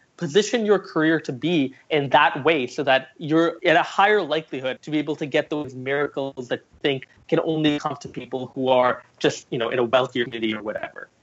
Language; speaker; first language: English; early bilingual, other home language; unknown